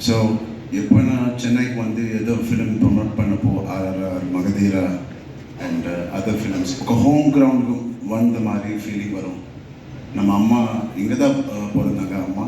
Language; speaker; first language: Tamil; non-native, learner; Telugu